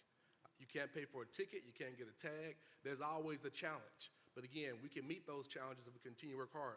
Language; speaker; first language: English; native; English